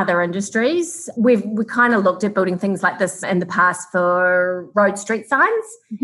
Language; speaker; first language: English; native; English